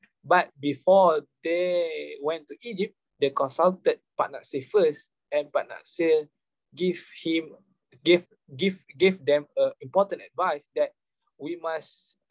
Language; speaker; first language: English; non-native, local second language; Malay